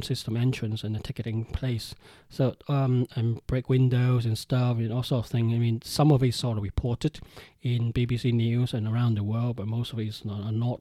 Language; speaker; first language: English; non-native, local second language; Cantonese